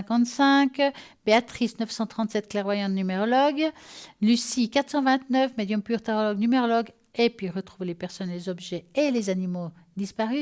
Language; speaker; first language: French; native; French